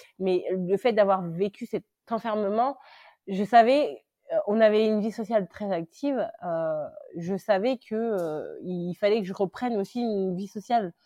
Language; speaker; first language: French; early bilingual, other home language; Lingala